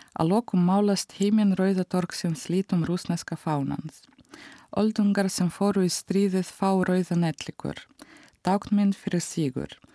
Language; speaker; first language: Icelandic; non-native, fluent; Russian